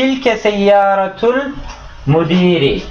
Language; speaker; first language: Arabic; non-native, fluent; Turkish